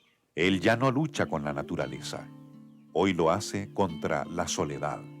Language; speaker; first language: Spanish; native; Spanish